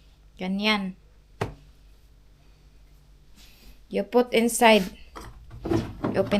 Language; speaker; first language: English; non-native, local second language; Cebuano